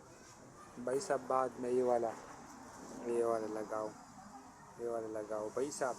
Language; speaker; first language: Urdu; non-native, local second language; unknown